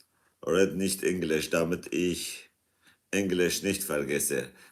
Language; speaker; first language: German; non-native, fluent; Kurdish